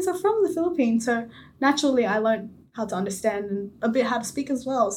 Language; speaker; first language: English; native; English